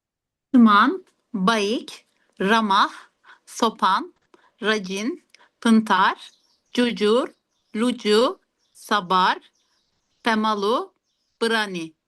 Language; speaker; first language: Indonesian; non-native, learner; Turkish